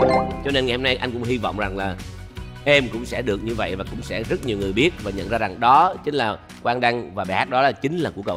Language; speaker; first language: Vietnamese; native; Vietnamese